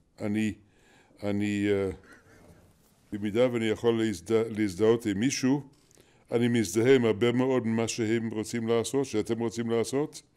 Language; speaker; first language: Hebrew; non-native, fluent; English